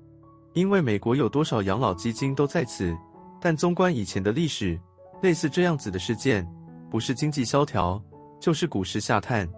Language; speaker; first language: Chinese; native; Chinese